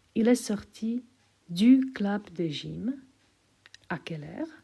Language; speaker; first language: French; non-native, fluent; Czech